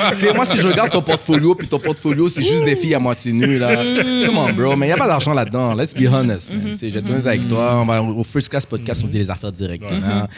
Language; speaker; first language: French; early bilingual, other home language; Haitian Creole